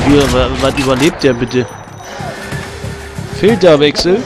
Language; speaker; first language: German; native; German